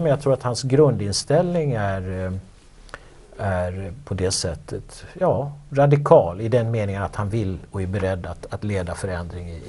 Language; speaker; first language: Swedish; native; Swedish